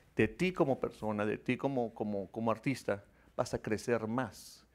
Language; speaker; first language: Spanish; native; Spanish